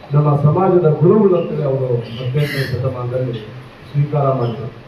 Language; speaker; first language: Kannada; non-native, local second language; Lambadi